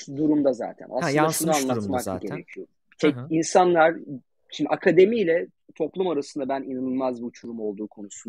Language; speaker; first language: Turkish; native; Turkish